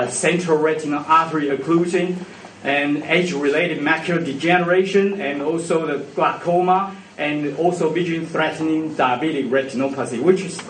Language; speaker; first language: English; non-native, fluent; Chinese